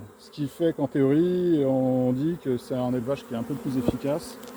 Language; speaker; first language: French; native; French